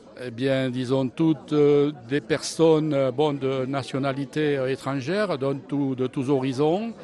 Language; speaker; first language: French; native; French